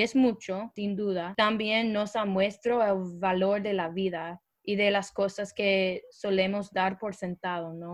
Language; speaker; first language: Spanish; non-native, fluent; English